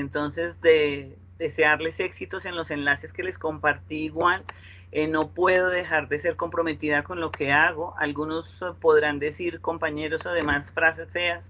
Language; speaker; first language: Spanish; native; Spanish